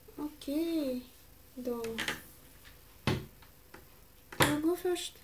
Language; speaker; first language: Swedish; non-native, learner; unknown